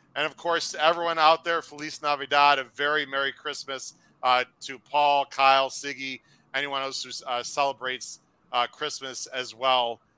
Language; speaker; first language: English; native; English